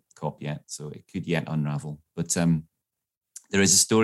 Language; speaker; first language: English; native; English